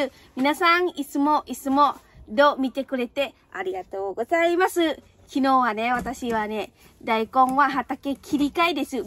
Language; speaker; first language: Japanese; non-native, learner; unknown